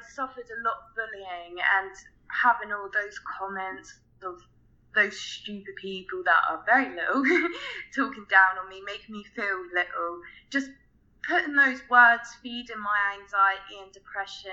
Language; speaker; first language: English; native; English